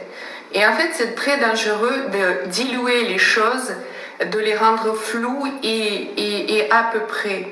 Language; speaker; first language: French; non-native, fluent; Russian